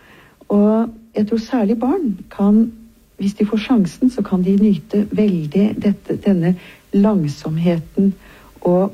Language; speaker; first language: Norwegian; native; Norwegian